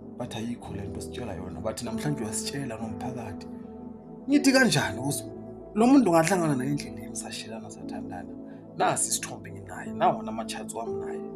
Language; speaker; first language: Zulu; native; Zulu